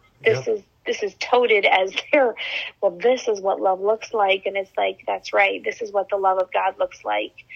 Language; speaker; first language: English; native; English